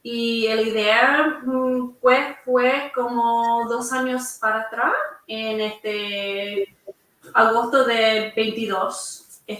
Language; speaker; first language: Spanish; early bilingual, heritage; English